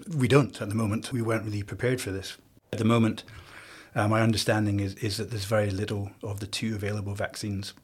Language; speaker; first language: English; native; English